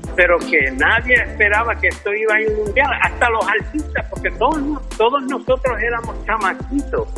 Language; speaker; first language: Spanish; early bilingual, heritage; Spanish